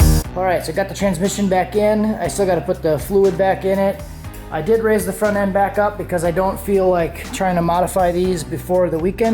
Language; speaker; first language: English; native; English